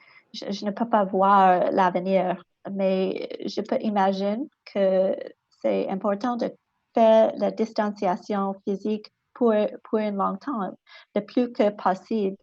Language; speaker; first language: French; non-native, local second language; English